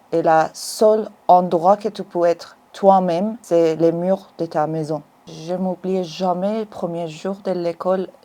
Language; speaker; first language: French; non-native, learner; Persian